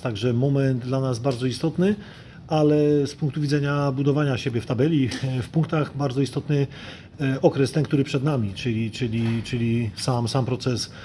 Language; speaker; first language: Polish; native; Polish